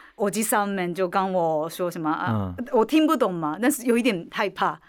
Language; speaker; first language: Chinese; non-native, fluent; Japanese